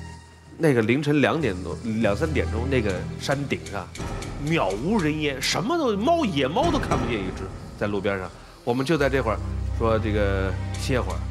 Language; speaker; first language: Chinese; native; Chinese